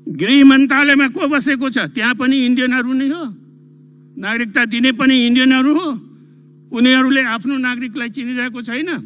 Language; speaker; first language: Nepali; non-native, local second language; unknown